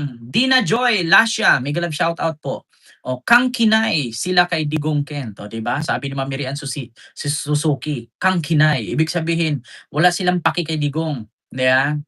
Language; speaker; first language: Filipino; non-native, local second language; Cebuano